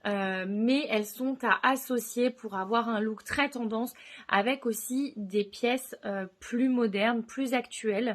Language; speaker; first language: French; native; French